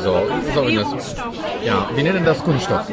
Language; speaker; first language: German; non-native, fluent; Polish